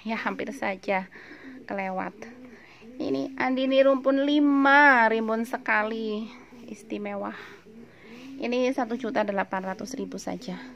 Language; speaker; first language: Indonesian; non-native, local second language; Javanese